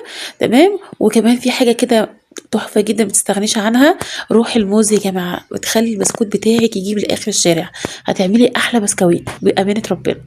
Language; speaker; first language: Arabic; native; Arabic